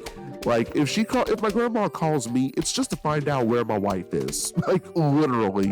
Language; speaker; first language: English; native; English